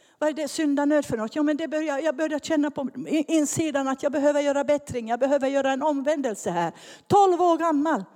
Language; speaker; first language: Swedish; native; Swedish